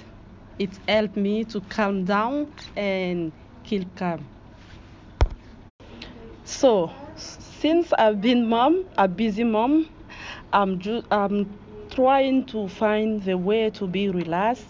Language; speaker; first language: English; non-native, fluent; French